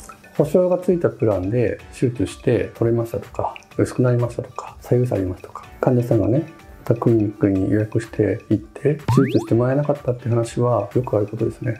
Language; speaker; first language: Japanese; native; Japanese